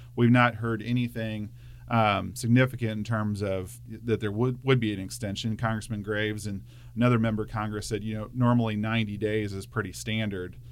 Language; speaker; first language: English; native; English